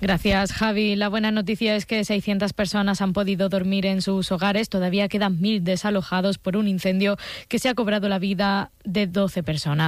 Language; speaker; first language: Spanish; native; Spanish